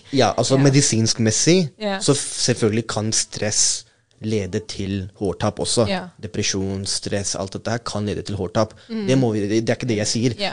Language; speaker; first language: Norwegian; non-native, fluent; Urdu